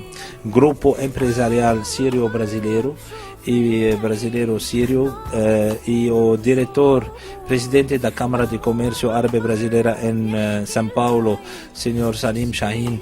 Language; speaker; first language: Portuguese; non-native, fluent; Arabic